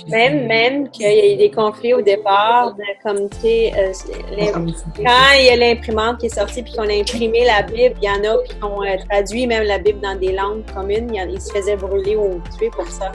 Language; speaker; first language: French; native; French